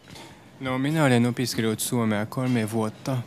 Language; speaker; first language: Finnish; non-native, fluent; French